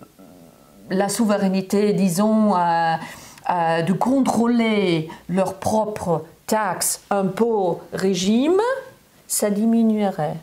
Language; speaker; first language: French; non-native, fluent; German